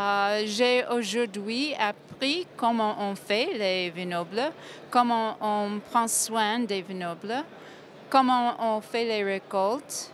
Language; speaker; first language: French; non-native, fluent; English